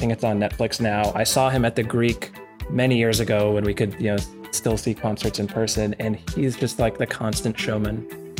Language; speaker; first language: English; native; English